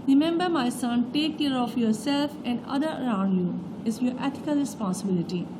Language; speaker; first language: English; non-native, local second language; Urdu